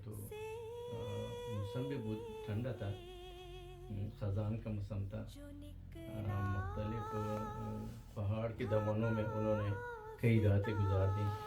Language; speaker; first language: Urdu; non-native, learner; Pashto